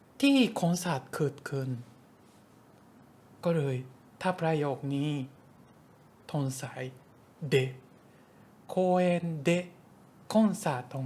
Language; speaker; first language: Thai; non-native, fluent; Japanese